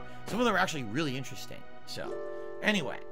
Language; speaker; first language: English; native; English